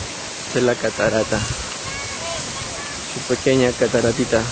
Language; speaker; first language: Spanish; native; Spanish